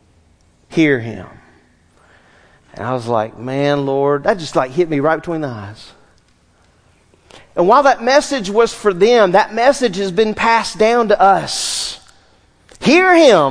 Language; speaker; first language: English; native; English